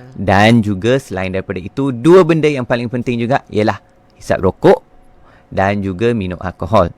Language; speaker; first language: Malay; non-native, local second language; Tamil